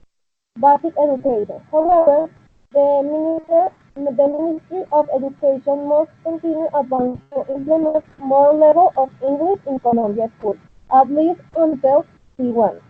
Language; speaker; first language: English; non-native, learner; Spanish